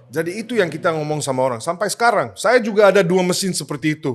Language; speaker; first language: Indonesian; non-native, fluent; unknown